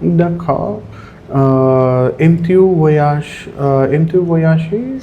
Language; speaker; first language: French; non-native, fluent; Hindi